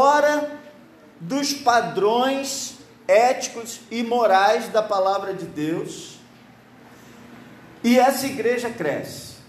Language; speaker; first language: Portuguese; native; Portuguese